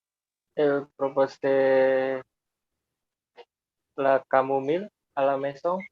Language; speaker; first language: French; non-native, learner; Indonesian